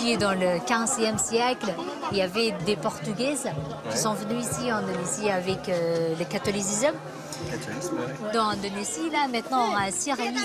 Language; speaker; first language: French; non-native, fluent; Indonesian